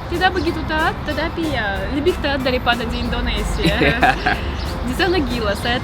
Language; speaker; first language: Indonesian; non-native, fluent; Russian